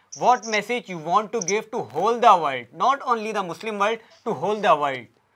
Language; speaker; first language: English; non-native, local second language; Urdu